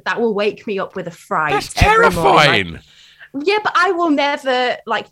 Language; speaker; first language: English; native; English